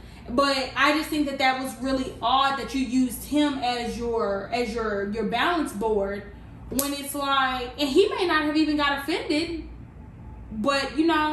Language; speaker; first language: English; native; English